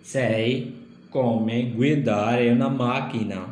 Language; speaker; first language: Italian; non-native, learner; Urdu